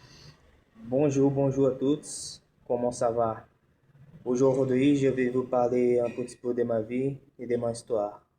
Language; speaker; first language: French; non-native, learner; Portuguese